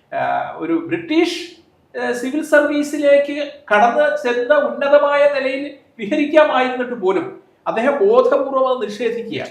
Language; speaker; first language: Malayalam; native; Malayalam